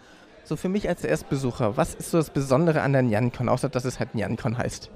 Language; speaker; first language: German; native; German